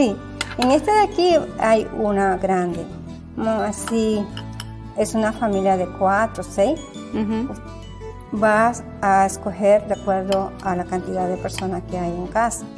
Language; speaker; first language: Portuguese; non-native, learner; Spanish